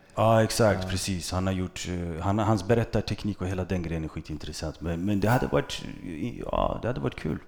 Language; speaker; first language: Swedish; early bilingual, other home language; Kurdish